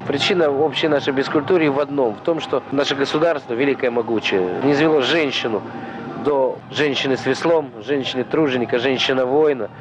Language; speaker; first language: Russian; native; Russian